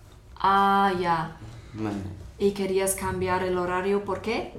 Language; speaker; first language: Spanish; non-native, fluent; English